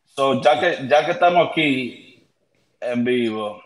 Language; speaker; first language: Spanish; early bilingual, heritage; Spanish